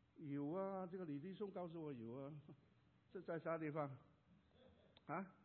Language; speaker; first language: Chinese; non-native, local second language; Cantonese